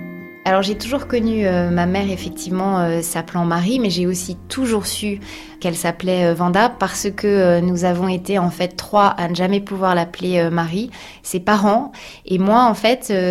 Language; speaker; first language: French; native; French